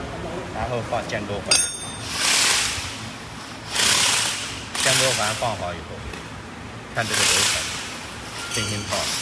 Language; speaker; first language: Chinese; native; Chinese